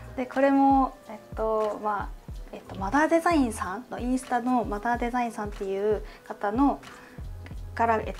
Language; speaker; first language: Japanese; non-native, fluent; Korean